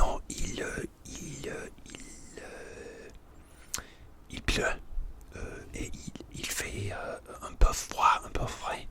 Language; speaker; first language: French; non-native, learner; English